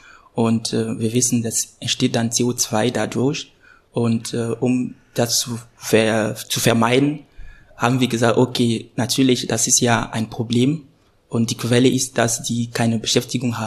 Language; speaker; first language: German; non-native, fluent; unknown